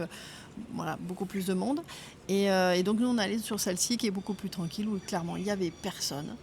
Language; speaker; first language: French; native; French